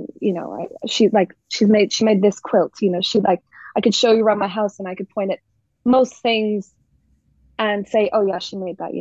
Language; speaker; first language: English; native; English